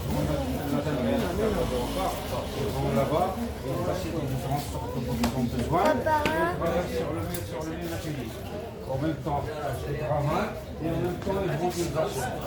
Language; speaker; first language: French; non-native, local second language; Arabic